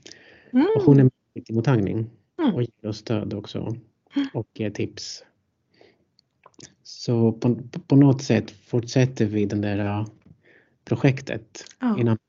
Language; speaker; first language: Swedish; non-native, fluent; Greek